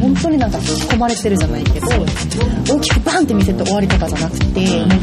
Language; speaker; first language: Japanese; non-native, fluent; Korean